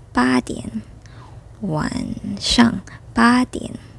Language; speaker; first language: Chinese; non-native, fluent; Filipino